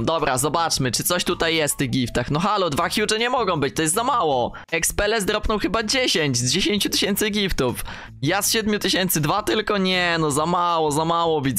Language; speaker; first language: Polish; native; Polish